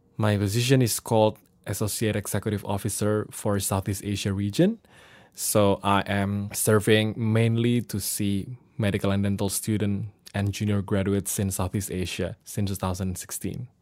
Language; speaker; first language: English; non-native, fluent; Indonesian